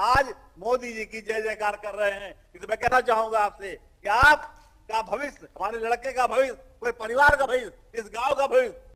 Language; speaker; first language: Hindi; native; Hindi